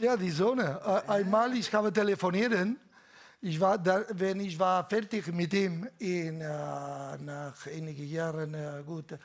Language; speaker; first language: German; non-native, learner; Catalan